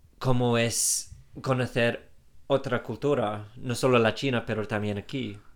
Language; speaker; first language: Spanish; non-native, fluent; English